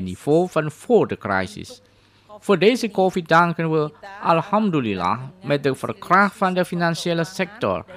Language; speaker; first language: Dutch; non-native, fluent; Indonesian